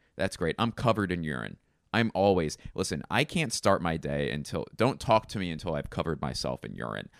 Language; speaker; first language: English; native; English